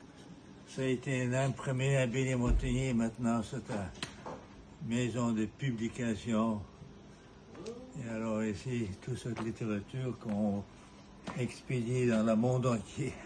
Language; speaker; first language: French; non-native, fluent; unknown